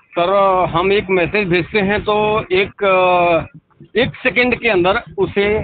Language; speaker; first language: Hindi; native; Hindi